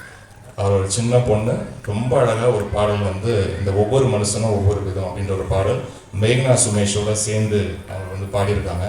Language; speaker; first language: Tamil; native; Tamil